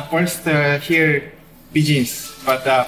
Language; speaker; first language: English; non-native, learner; Korean